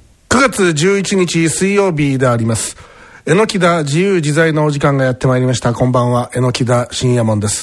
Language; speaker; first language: Japanese; native; Japanese